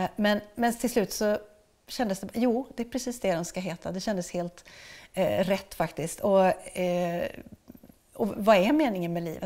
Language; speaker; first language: Swedish; native; Swedish